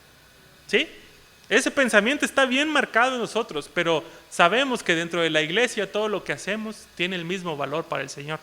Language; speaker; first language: Spanish; native; Spanish